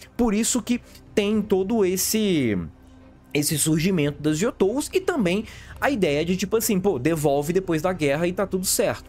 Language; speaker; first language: Portuguese; native; Portuguese